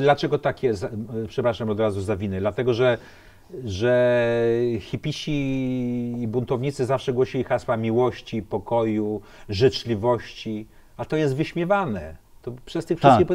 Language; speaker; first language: Polish; native; Polish